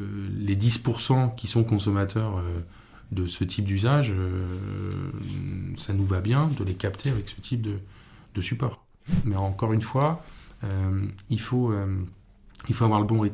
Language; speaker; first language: French; native; French